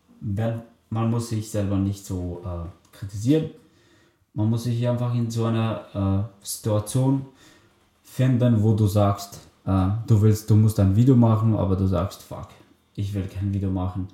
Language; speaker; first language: German; early bilingual, other home language; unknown